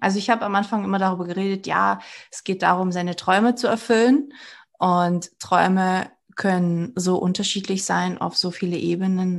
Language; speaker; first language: German; early bilingual, other home language; Portuguese